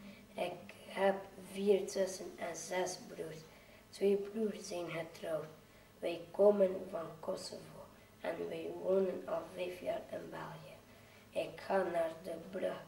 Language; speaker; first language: Dutch; early bilingual, other home language; Albanian